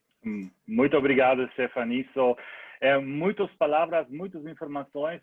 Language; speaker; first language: Portuguese; non-native, learner; German